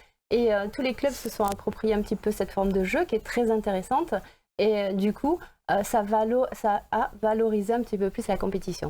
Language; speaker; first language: French; native; French